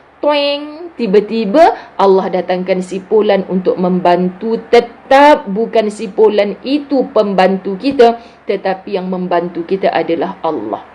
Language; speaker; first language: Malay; native; Malay